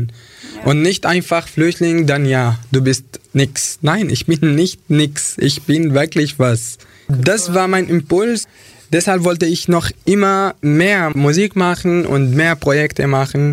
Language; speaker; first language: German; non-native, fluent; Arabic